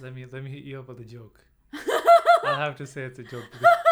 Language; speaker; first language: English; non-native, local second language; Punjabi